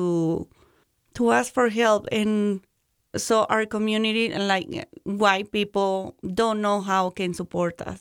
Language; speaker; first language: English; non-native, learner; Spanish